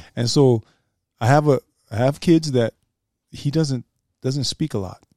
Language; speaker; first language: English; native; English